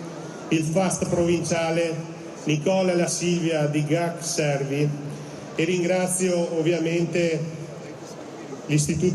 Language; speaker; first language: Italian; native; Italian